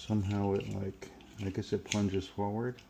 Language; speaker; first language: English; native; English